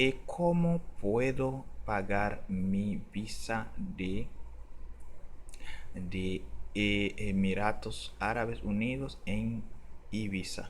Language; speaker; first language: Spanish; non-native, learner; Haitian Creole